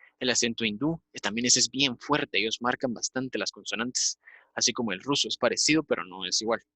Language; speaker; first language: Spanish; native; Spanish